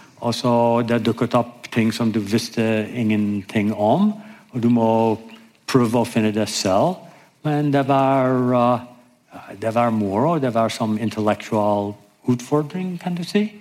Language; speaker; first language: Norwegian; non-native, fluent; English